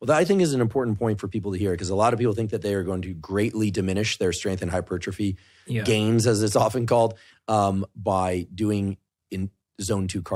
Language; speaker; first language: English; native; English